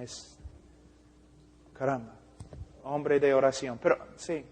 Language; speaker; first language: Spanish; non-native, fluent; English